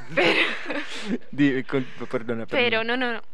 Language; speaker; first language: Spanish; non-native, learner; Portuguese